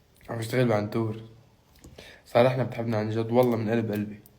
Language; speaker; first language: Arabic; native; Arabic